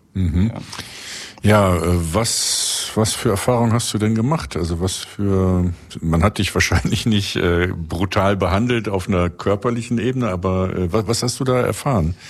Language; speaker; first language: German; native; German